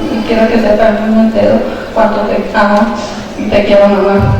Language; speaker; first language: Spanish; early bilingual, heritage; Spanish